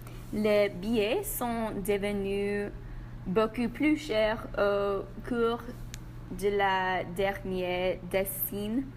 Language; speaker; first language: French; non-native, learner; English